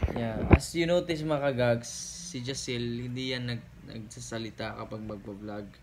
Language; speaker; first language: Filipino; non-native, local second language; Cebuano